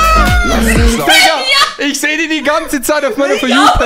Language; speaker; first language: German; native; German